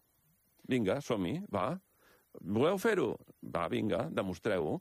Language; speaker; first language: Catalan; native; Catalan